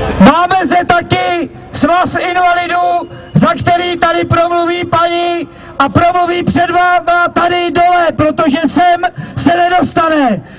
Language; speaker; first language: Czech; native; Czech